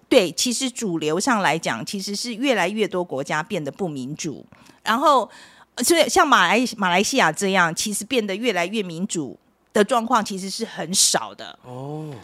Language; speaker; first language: Chinese; native; Chinese